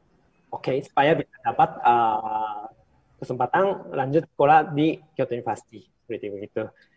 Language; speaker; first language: Indonesian; non-native, fluent; Japanese